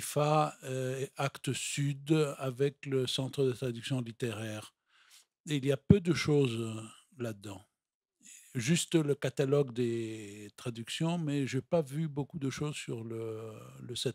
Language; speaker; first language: French; non-native, fluent; Greek